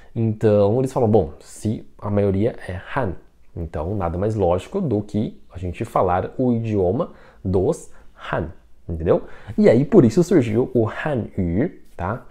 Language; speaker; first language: Portuguese; non-native, fluent; Chinese